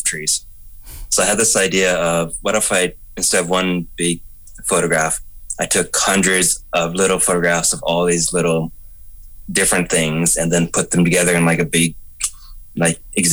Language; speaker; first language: English; native; English